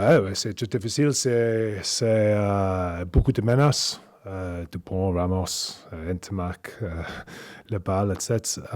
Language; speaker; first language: French; non-native, learner; English